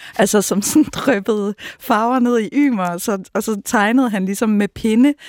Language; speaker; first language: Danish; native; Danish